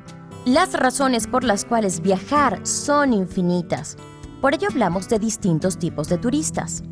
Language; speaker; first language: Spanish; native; Spanish